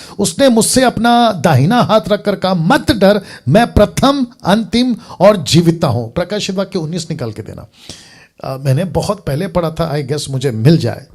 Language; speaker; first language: Hindi; native; Hindi